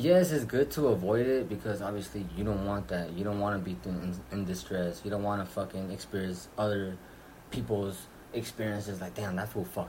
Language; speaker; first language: English; early bilingual, other home language; Spanish